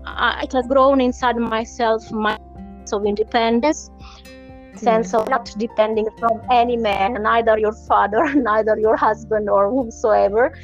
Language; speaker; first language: English; non-native, fluent; Italian